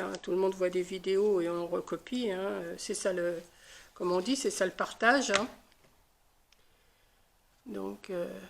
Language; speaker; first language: French; native; French